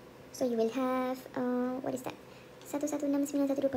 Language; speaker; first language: English; non-native, local second language; Malay